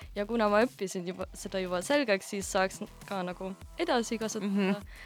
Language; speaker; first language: Estonian; non-native, fluent; German